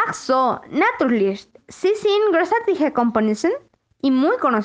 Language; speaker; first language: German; non-native, learner; Spanish